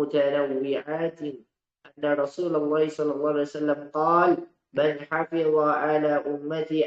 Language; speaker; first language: Arabic; non-native, fluent; Indonesian